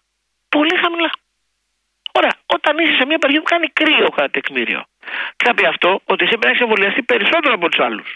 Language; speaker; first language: Greek; native; Greek